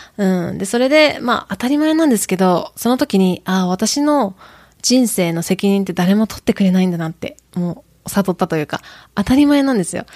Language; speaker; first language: Japanese; native; Japanese